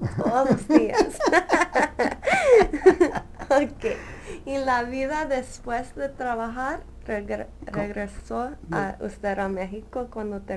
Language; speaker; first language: Spanish; early bilingual, heritage; Spanish